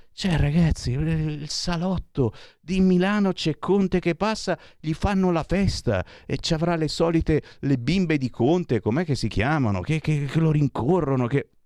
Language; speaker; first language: Italian; native; Italian